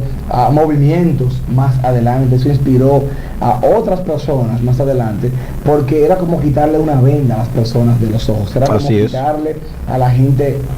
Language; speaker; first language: Spanish; native; Spanish